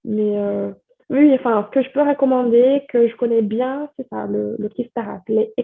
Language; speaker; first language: French; non-native, fluent; Portuguese